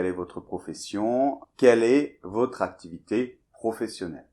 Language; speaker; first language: French; native; French